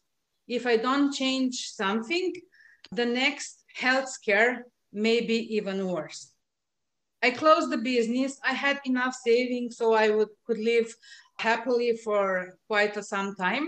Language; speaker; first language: English; non-native, fluent; Slovenian